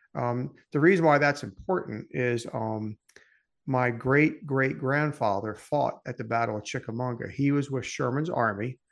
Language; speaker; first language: English; early bilingual, other home language; French